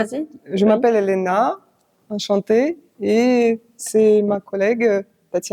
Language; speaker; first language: French; non-native, fluent; Russian